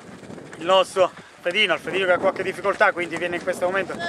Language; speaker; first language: Italian; native; Italian